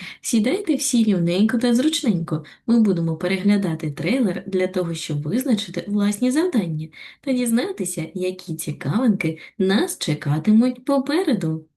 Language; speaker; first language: Ukrainian; native; Ukrainian